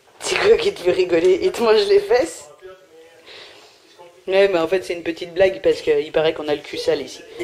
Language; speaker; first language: French; native; French